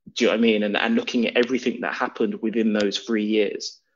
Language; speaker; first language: English; native; English